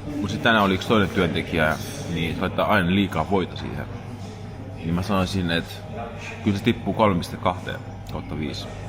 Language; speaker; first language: Finnish; early bilingual, other home language; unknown